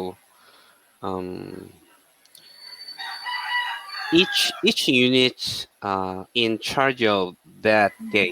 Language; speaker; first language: English; non-native, learner; Korean